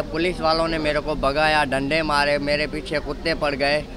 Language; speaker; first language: Hindi; non-native, local second language; Gujarati